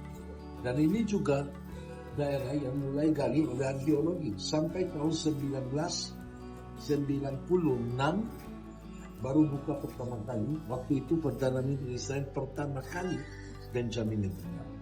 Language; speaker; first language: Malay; non-native, learner; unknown